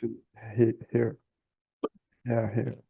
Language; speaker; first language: English; non-native, learner; French